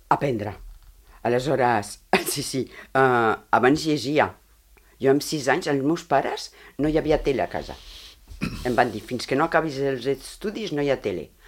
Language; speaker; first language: Catalan; early bilingual, heritage; Catalan